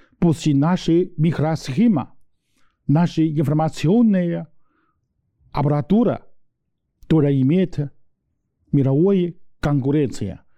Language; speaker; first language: Russian; non-native, learner; Chinese